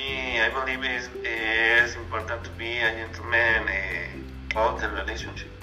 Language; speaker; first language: English; non-native, learner; Spanish